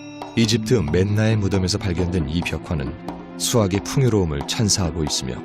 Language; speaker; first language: Korean; native; Korean